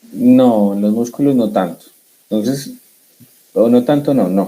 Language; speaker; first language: Spanish; native; Spanish